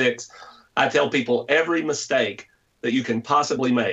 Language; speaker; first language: English; native; English